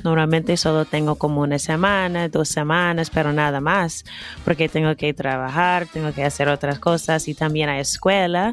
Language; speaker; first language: Spanish; non-native, fluent; English